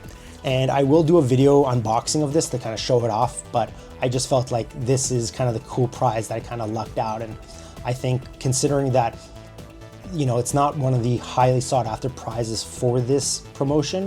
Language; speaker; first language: English; native; English